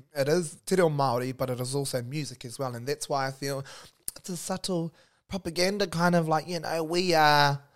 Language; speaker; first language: English; non-native, local second language; Māori